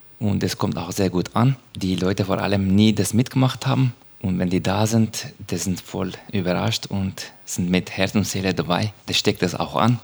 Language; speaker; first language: German; non-native, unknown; Turkish